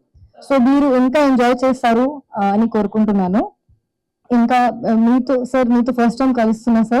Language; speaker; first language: Telugu; non-native, fluent; Hindi